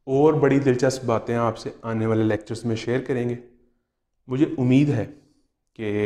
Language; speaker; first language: Urdu; non-native, local second language; Punjabi